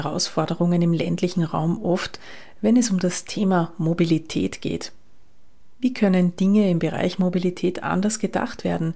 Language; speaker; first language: German; native; German